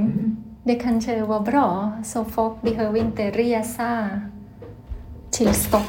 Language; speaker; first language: Swedish; non-native, learner; Thai